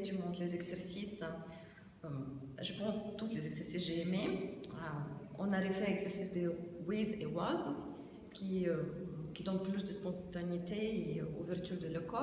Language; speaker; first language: French; non-native, learner; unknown